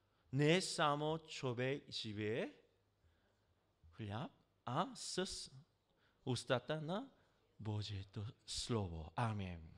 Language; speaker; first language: Bulgarian; non-native, learner; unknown